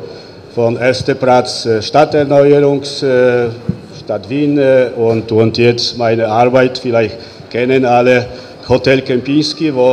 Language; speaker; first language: German; non-native, fluent; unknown